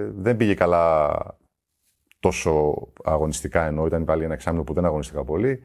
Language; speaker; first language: Greek; early bilingual, heritage; Greek